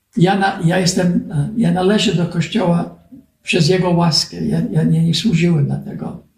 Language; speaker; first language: Polish; early bilingual, heritage; Polish